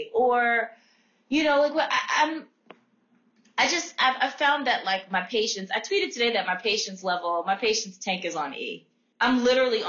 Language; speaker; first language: English; native; English